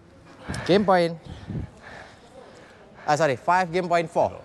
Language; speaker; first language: English; non-native, fluent; Indonesian